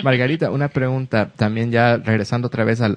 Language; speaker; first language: Spanish; native; Spanish